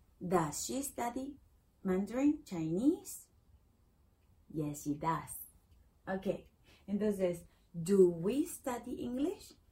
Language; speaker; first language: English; non-native, learner; Spanish